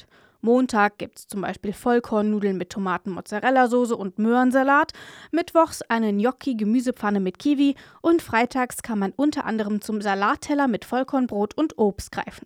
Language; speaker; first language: German; native; German